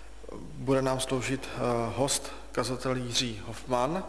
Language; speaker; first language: Czech; native; Czech